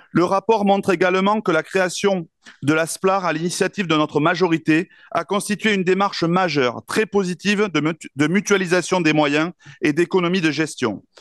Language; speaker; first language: French; native; French